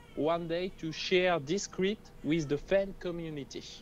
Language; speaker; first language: English; non-native, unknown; French